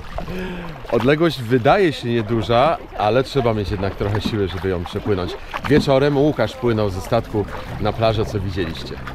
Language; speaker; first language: Polish; native; Polish